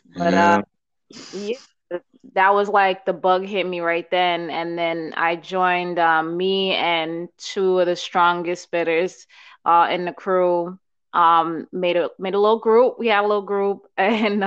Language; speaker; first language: English; native; English